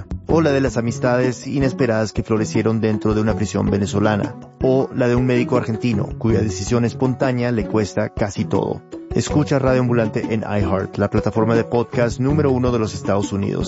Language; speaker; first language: Spanish; native; Spanish